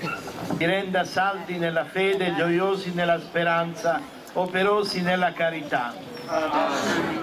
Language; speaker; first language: Italian; native; Italian